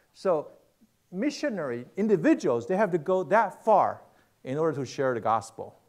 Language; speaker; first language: English; non-native, fluent; Chinese